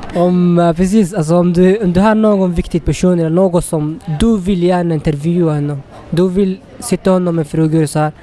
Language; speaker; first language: Swedish; non-native, fluent; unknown